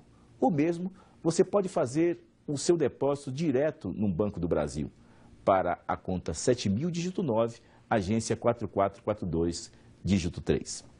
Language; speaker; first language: Portuguese; native; Portuguese